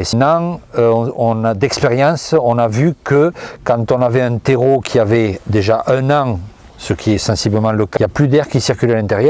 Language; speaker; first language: French; native; French